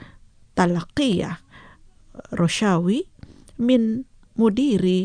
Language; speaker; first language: Arabic; non-native, fluent; Indonesian